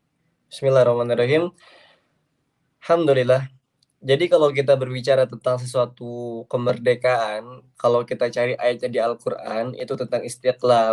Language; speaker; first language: Indonesian; native; Indonesian